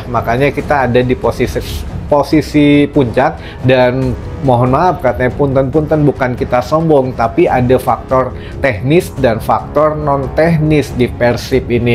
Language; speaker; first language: Indonesian; native; Indonesian